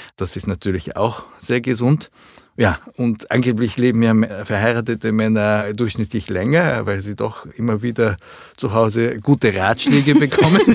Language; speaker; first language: German; early bilingual, other home language; Japanese